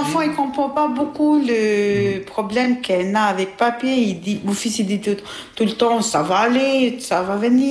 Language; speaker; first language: French; non-native, learner; Albanian